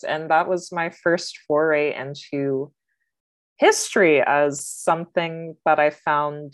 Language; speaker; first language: English; native; English